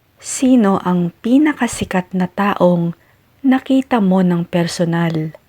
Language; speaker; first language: Filipino; native; Filipino